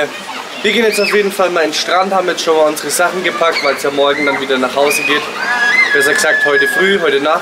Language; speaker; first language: German; native; German